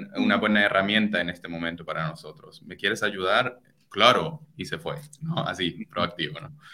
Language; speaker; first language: Spanish; non-native, fluent; German